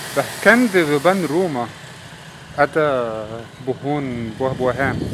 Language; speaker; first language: Indonesian; non-native, fluent; Arabic